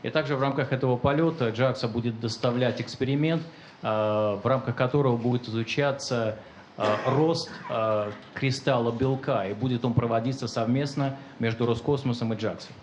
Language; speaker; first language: Russian; native; Russian